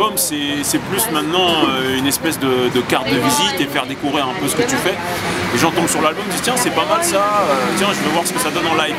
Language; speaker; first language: French; native; French